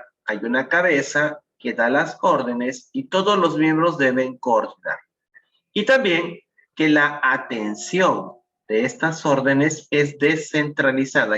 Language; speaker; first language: Spanish; native; Spanish